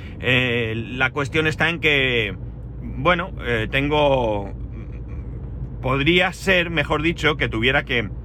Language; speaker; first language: Spanish; native; Spanish